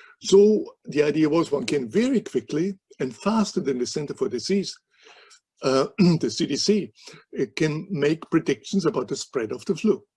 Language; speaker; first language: English; non-native, fluent; German